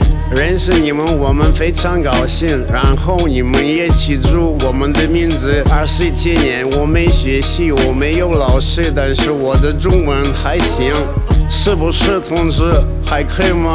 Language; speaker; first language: Chinese; non-native, learner; Russian